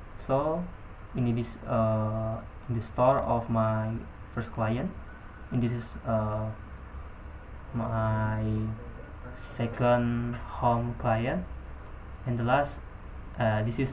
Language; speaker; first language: English; non-native, learner; Indonesian